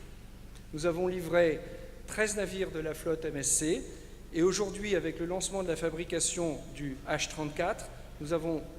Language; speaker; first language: French; native; French